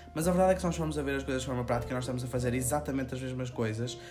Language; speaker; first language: Portuguese; native; Portuguese